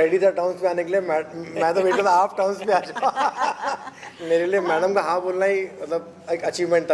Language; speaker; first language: Hindi; native; Hindi